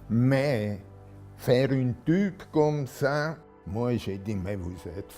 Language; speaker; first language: French; non-native, local second language; German